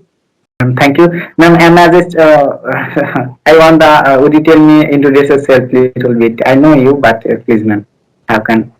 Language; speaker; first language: English; non-native, learner; Bangla